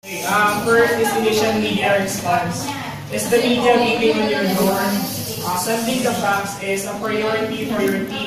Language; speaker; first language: English; non-native, local second language; Filipino